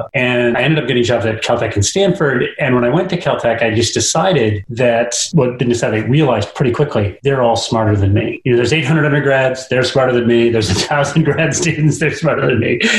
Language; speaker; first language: English; native; English